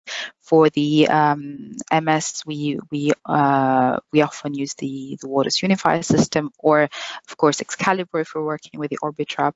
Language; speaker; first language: English; non-native, fluent; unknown